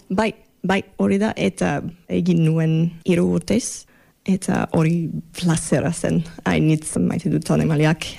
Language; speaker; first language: Basque; non-native, learner; English